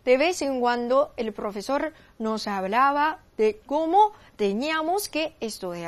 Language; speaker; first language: Spanish; non-native, learner; Chinese